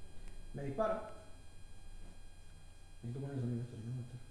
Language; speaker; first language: Spanish; native; Spanish